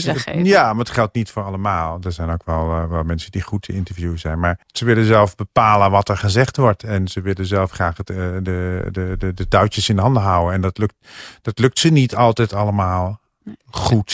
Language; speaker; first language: Dutch; native; Dutch